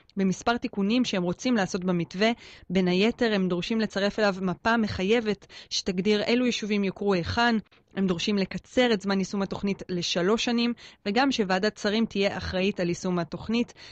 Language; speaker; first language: Hebrew; native; Hebrew